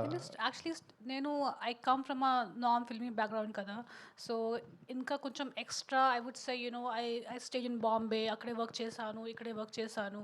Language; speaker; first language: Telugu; non-native, fluent; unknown